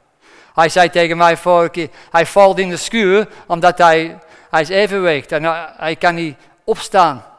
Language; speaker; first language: Dutch; non-native, fluent; English